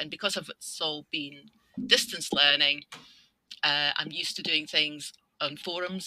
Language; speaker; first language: English; native; English